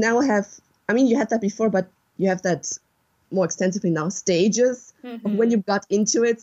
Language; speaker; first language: English; non-native, fluent; German